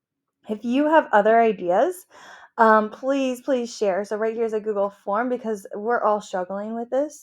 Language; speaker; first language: English; native; English